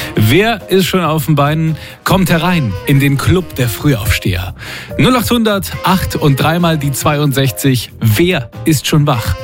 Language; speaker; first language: German; native; German